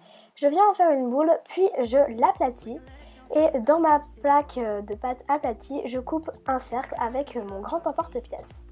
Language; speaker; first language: French; native; French